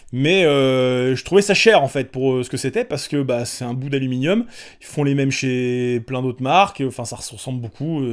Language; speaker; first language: French; native; French